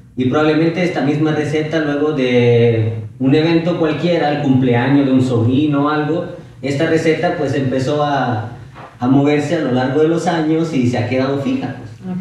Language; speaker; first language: Spanish; non-native, fluent; Italian